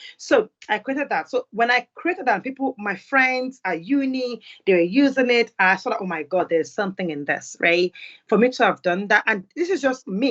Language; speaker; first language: English; non-native, local second language; Yoruba